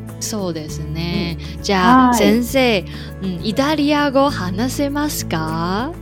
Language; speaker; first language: Japanese; non-native, learner; Chinese